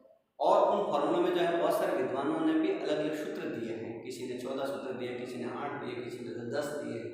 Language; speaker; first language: Hindi; native; Hindi